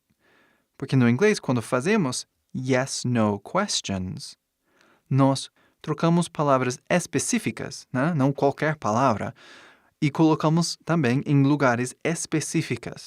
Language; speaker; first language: Portuguese; non-native, fluent; English